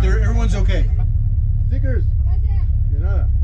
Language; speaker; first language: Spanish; non-native, learner; English